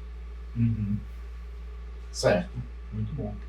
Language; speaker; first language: Portuguese; native; Portuguese